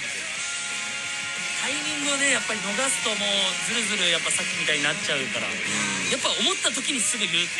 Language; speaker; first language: Japanese; native; Japanese